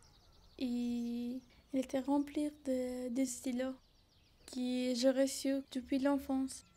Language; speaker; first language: French; non-native, learner; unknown